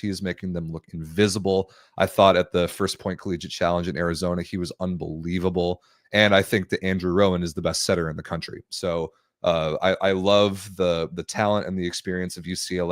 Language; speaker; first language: English; native; English